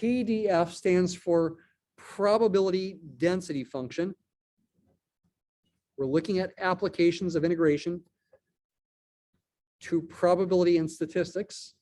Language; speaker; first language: English; native; English